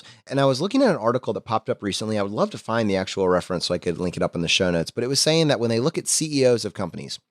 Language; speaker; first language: English; native; English